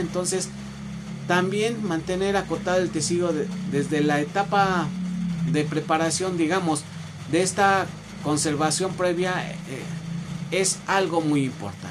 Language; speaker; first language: Spanish; native; Spanish